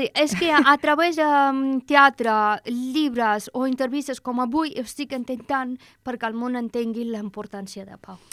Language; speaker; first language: Catalan; non-native, fluent; Persian